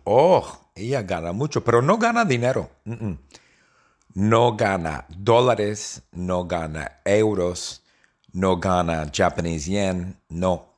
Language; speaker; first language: Spanish; non-native, fluent; English